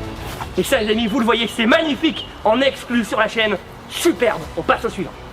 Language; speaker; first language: French; native; French